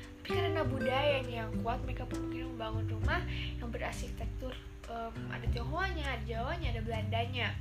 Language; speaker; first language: Indonesian; native; Indonesian